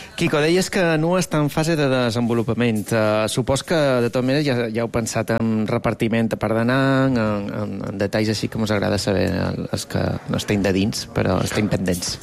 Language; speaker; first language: Catalan; native; Catalan